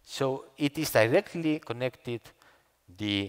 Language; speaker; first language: English; non-native, fluent; Spanish